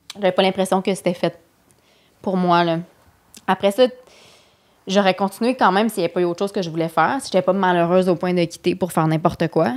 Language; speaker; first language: French; native; French